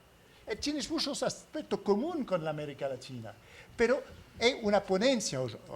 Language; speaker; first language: Spanish; non-native, fluent; French